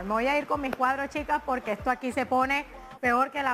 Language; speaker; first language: Spanish; native; Spanish